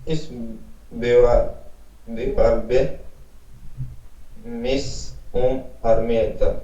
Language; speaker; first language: German; non-native, learner; Hindi